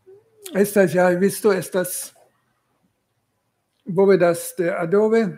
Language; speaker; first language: Spanish; non-native, fluent; German